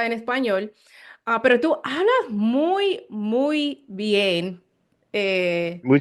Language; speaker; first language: Spanish; non-native, learner; English